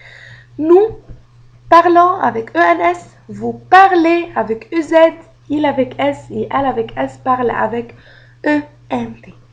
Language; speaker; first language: French; non-native, fluent; Arabic